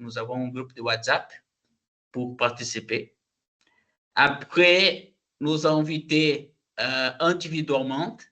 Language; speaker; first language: French; non-native, learner; Portuguese